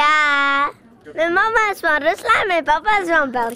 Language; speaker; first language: Dutch; early bilingual, heritage; Dutch